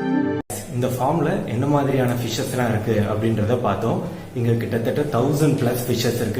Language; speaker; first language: Tamil; native; Tamil